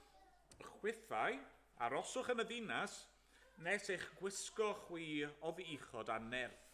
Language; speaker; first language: Welsh; native; Welsh